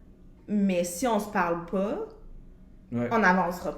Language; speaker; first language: French; native; French